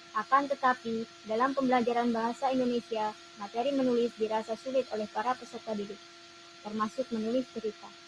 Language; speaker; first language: Indonesian; native; Indonesian